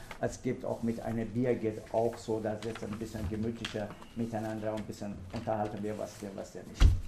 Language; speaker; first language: German; non-native, learner; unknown